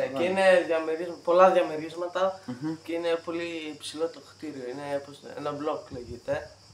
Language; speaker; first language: Greek; early bilingual, heritage; Greek